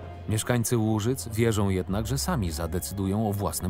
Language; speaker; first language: Polish; native; Polish